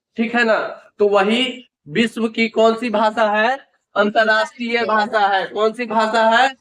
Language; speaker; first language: Hindi; native; Hindi